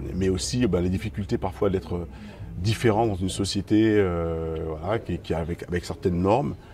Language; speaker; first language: French; native; French